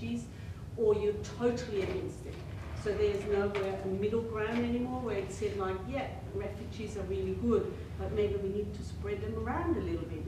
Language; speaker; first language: English; non-native, fluent; German